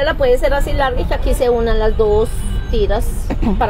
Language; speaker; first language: Spanish; native; Spanish